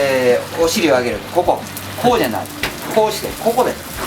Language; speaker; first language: Japanese; native; Japanese